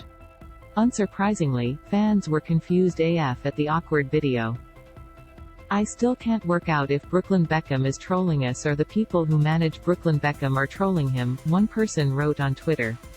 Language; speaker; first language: English; native; English